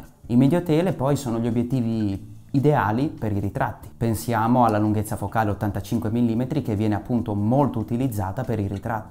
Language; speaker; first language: Italian; native; Italian